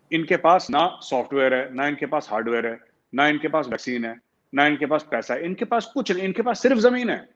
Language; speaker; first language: Hindi; native; Hindi